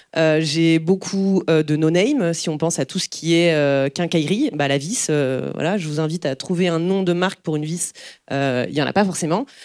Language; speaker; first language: French; native; French